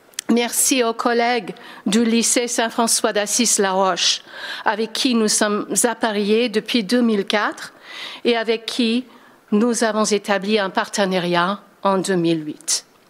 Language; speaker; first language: French; non-native, fluent; English